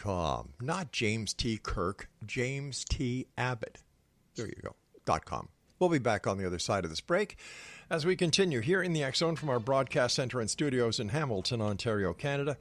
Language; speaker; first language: English; native; English